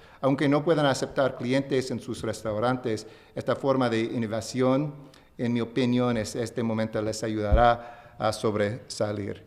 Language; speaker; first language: Spanish; non-native, fluent; English